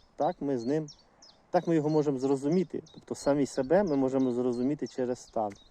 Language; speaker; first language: Ukrainian; non-native, local second language; Russian